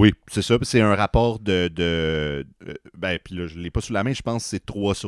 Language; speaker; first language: French; native; French